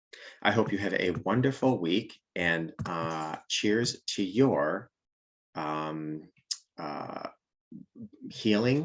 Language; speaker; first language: English; native; English